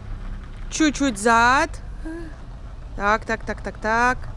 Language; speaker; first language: Russian; native; Russian